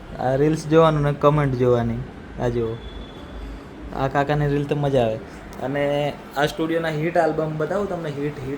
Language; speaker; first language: Gujarati; non-native, local second language; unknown